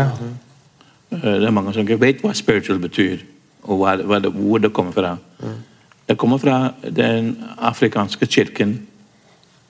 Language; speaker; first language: Norwegian; non-native, fluent; English